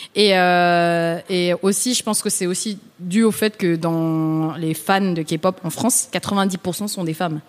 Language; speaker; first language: French; early bilingual, other home language; Vietnamese